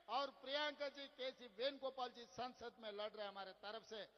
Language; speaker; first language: Hindi; non-native, local second language; Telugu